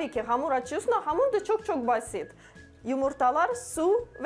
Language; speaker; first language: Turkish; non-native, learner; Russian